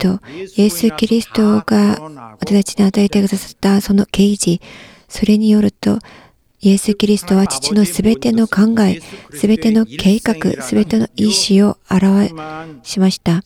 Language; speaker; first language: Japanese; non-native, learner; Korean